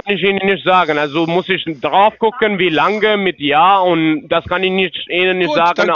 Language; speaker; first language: German; non-native, learner; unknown